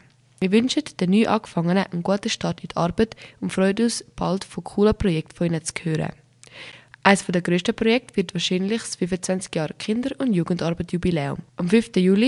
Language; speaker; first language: German; native; German